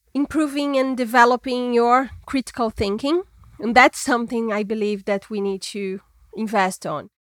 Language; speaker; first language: English; non-native, fluent; Portuguese